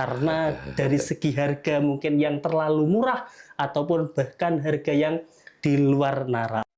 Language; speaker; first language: Indonesian; native; Indonesian